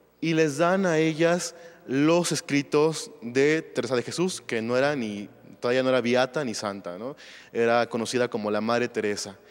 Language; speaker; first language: Spanish; native; Spanish